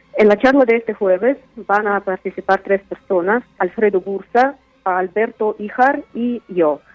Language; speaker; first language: Spanish; non-native, fluent; Uzbek